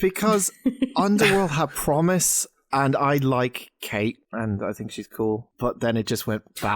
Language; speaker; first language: English; native; English